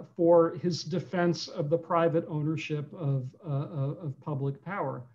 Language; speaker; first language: English; native; English